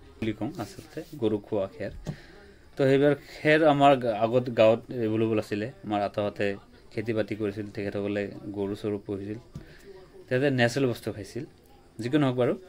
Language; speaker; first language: Assamese; non-native, local second language; Bangla